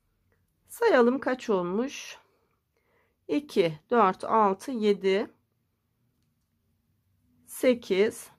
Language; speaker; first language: Turkish; native; Turkish